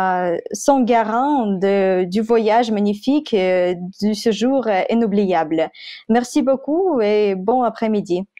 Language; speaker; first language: French; non-native, fluent; Russian